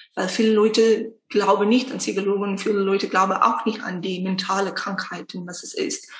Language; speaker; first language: German; non-native, fluent; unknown